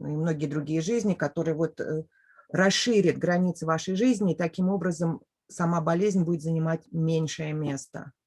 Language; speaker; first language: Russian; native; Russian